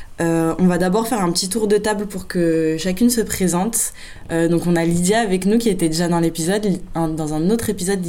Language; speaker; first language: French; native; French